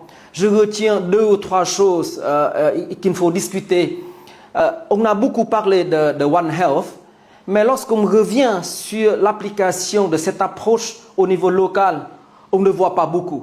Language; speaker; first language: French; non-native, fluent; Vietnamese